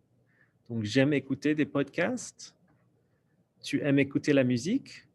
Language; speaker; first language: French; non-native, fluent; English